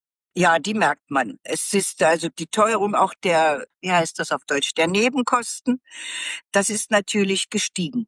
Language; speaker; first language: German; native; German